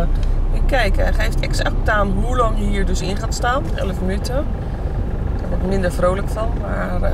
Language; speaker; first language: Dutch; native; Dutch